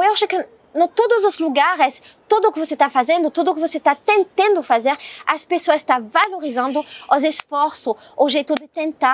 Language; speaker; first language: Portuguese; non-native, learner; French